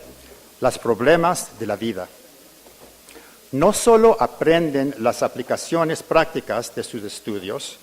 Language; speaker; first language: Spanish; early bilingual, heritage; English